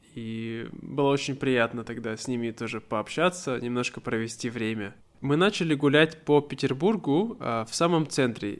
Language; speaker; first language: Russian; native; Russian